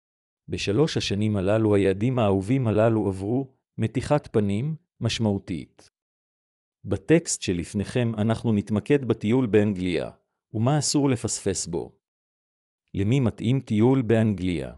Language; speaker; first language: Hebrew; native; Hebrew